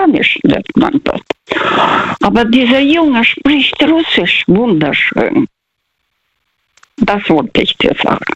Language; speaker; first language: German; early bilingual, other home language; Russian